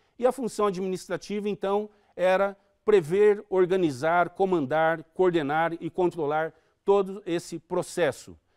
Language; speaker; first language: Portuguese; native; Portuguese